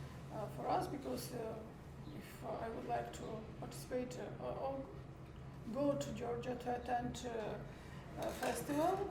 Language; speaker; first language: English; non-native, learner; Armenian